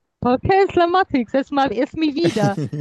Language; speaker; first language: Spanish; non-native, learner; Polish